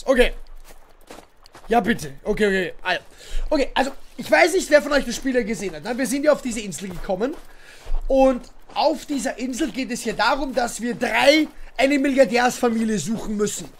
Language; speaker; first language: German; native; German